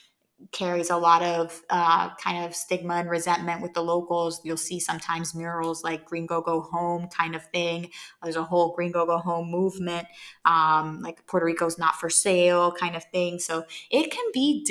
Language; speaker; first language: English; native; English